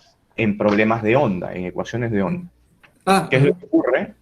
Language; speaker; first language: Spanish; native; Spanish